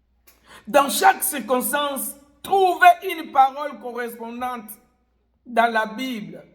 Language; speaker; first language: French; non-native, local second language; Lingala